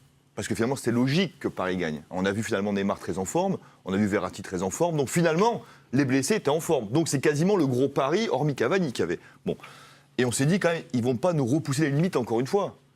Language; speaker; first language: French; native; French